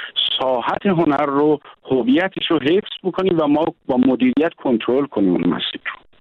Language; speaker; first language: Persian; native; Persian